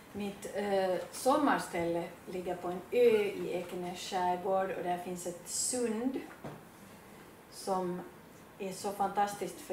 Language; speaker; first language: Swedish; native; Swedish